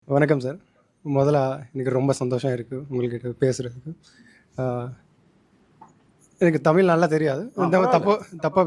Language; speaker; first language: Tamil; non-native, learner; Telugu